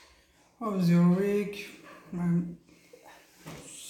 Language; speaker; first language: English; non-native, learner; Turkish